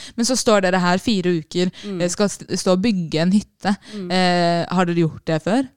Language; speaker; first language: Norwegian; early bilingual, other home language; Arabic